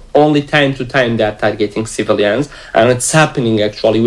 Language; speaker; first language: English; non-native, fluent; Kurdish